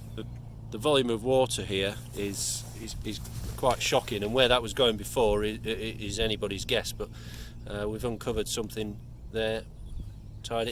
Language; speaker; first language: English; native; English